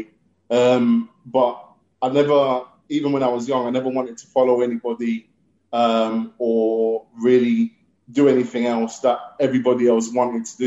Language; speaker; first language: English; native; English